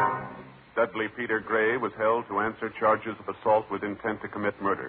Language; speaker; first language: English; native; English